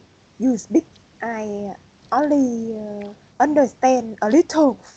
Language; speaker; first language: English; non-native, learner; Vietnamese